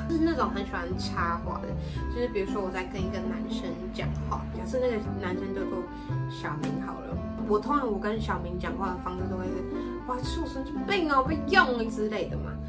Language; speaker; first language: Chinese; native; Chinese